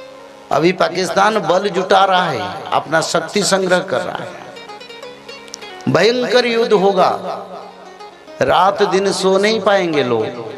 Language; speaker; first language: Hindi; non-native, local second language; Odia